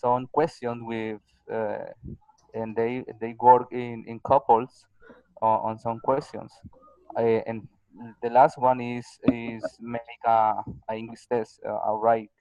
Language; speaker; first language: English; non-native, learner; Spanish